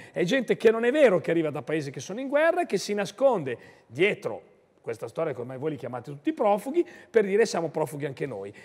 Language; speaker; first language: Italian; native; Italian